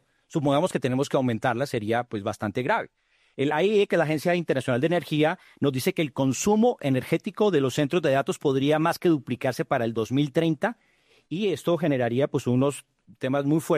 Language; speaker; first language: Spanish; native; Spanish